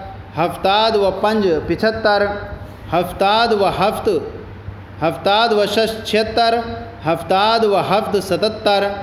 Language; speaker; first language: Persian; non-native, fluent; Urdu